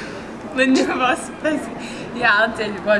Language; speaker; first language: French; non-native, learner; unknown